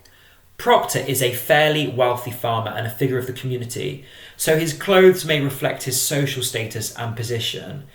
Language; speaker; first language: English; native; English